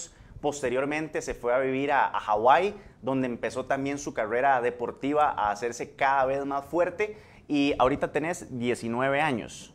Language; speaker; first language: Spanish; native; Spanish